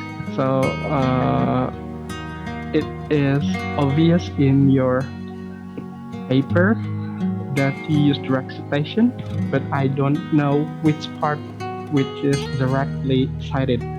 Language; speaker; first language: English; non-native, fluent; Indonesian